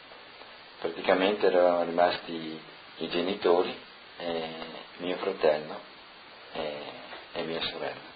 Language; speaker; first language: Italian; non-native, local second language; Friulian